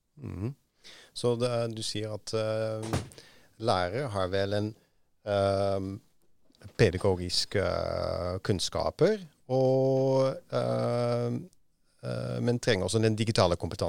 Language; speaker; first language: Norwegian; non-native, fluent; Dutch